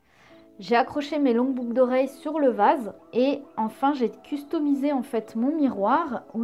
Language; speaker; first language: French; native; French